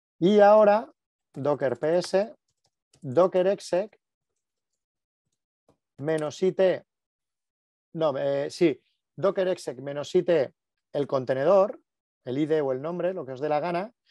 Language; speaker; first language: Spanish; native; Spanish